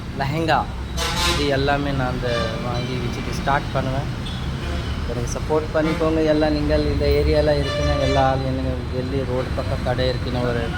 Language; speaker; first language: Tamil; non-native, local second language; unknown